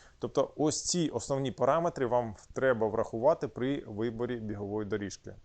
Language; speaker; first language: Ukrainian; non-native, local second language; Russian